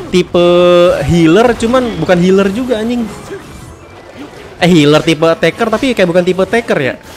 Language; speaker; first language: Indonesian; native; Indonesian